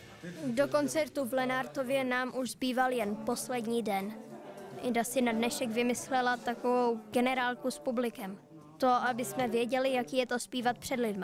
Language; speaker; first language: Czech; native; Czech